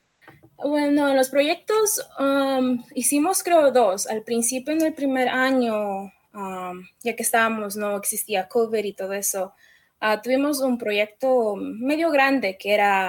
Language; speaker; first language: Spanish; early bilingual, heritage; Spanish